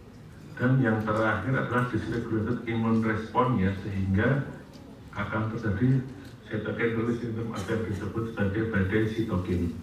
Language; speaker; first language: Indonesian; native; Indonesian